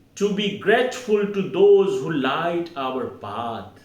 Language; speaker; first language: English; non-native, local second language; Hindi